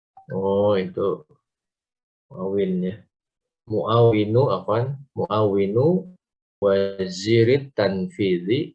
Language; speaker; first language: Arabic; non-native, fluent; Indonesian